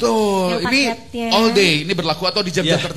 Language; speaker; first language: Indonesian; native; Indonesian